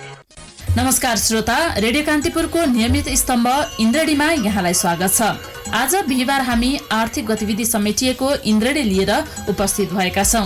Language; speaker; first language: Nepali; native; Nepali